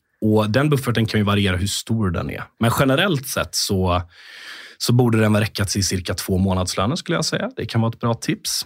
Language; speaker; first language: Swedish; native; Swedish